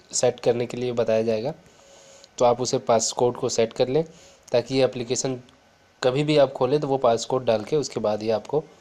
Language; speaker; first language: Hindi; native; Hindi